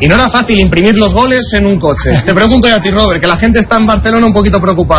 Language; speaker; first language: Spanish; native; Spanish